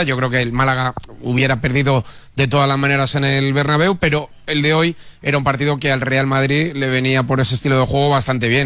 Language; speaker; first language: Spanish; native; Spanish